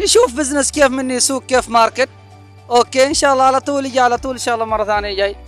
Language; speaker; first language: Arabic; native; Arabic